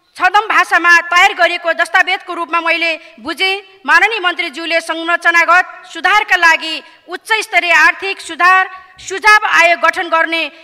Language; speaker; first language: Nepali; native; Nepali